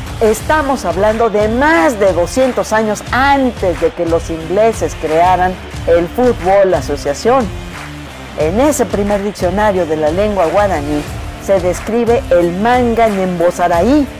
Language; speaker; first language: Spanish; native; Spanish